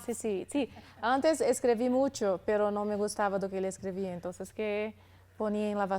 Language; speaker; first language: Spanish; non-native, learner; Portuguese